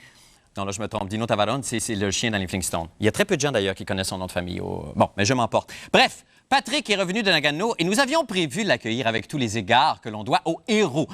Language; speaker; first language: French; native; French